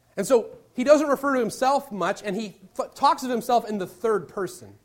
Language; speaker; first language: English; native; English